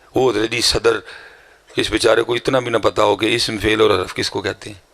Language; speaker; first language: Urdu; non-native, local second language; Punjabi